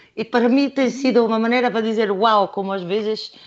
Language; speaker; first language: Portuguese; non-native, fluent; Italian